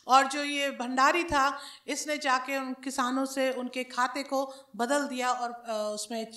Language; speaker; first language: Hindi; native; Hindi